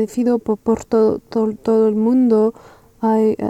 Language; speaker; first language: Spanish; non-native, learner; French